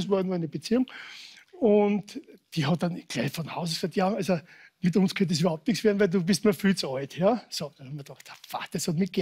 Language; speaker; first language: German; native; German